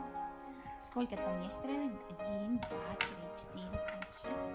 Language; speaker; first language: Russian; non-native, fluent; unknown